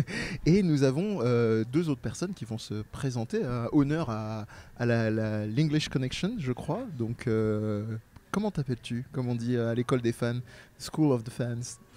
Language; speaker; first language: French; native; French